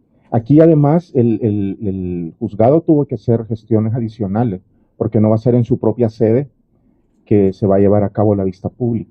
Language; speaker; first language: Spanish; native; Spanish